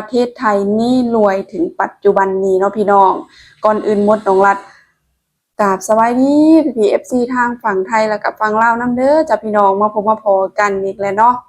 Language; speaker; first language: Thai; non-native, local second language; Lao